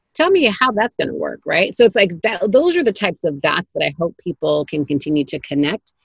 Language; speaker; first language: English; native; English